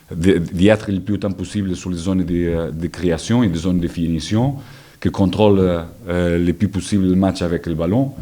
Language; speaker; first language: French; non-native, learner; Portuguese